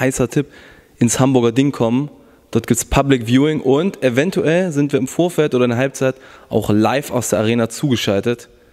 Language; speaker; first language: German; native; German